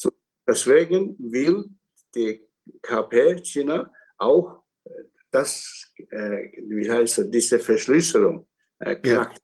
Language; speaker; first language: German; non-native, fluent; Chinese